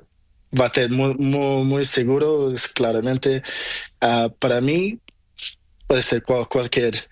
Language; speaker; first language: Spanish; non-native, local second language; Portuguese